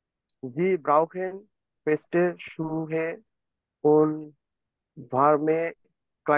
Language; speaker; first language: German; non-native, learner; Bangla